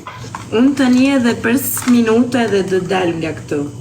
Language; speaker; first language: Albanian; early bilingual, heritage; Italian